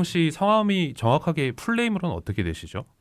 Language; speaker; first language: Korean; native; Korean